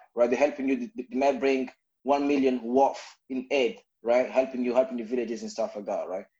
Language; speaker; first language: English; non-native, fluent; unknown